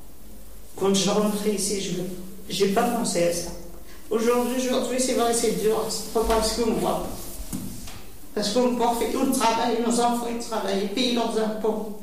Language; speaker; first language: French; non-native, learner; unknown